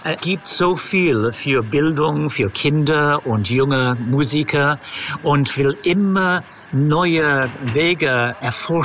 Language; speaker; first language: German; non-native, fluent; English